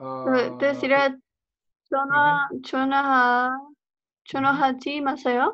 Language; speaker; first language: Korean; non-native, learner; Spanish